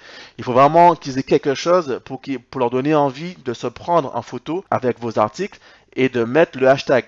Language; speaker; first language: French; native; French